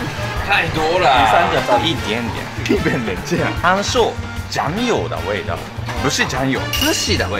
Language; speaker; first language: Chinese; non-native, learner; Japanese